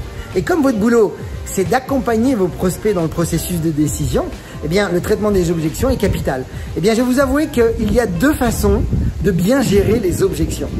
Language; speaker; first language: French; native; French